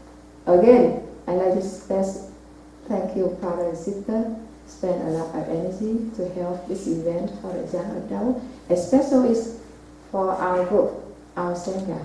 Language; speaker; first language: English; non-native, learner; Vietnamese